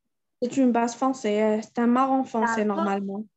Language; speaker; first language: French; non-native, local second language; Arabic